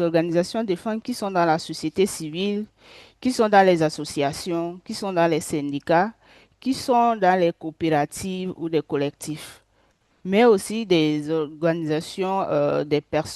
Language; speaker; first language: French; non-native, local second language; Susu